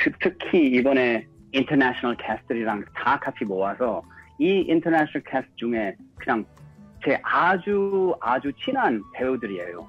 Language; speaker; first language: Korean; early bilingual, heritage; English